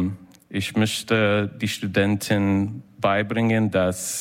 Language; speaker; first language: German; non-native, learner; English